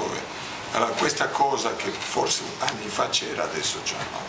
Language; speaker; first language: Italian; non-native, fluent; Spanish